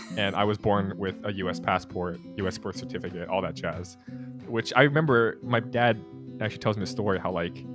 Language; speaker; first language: English; early bilingual, other home language; Chinese